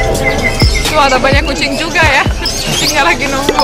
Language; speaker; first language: Indonesian; non-native, fluent; Romanian